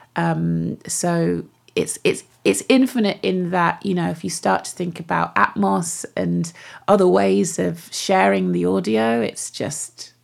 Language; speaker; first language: English; native; English